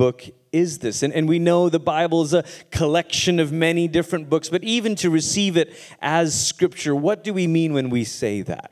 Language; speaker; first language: English; native; English